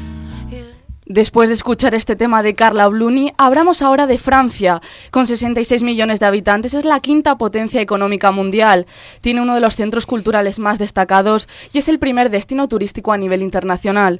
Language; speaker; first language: Spanish; native; Spanish